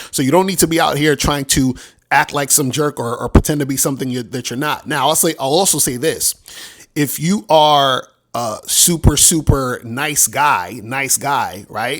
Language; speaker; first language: English; native; English